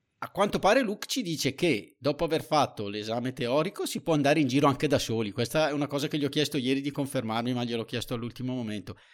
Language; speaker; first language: Italian; native; Italian